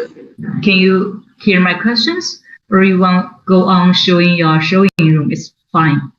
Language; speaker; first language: English; non-native, learner; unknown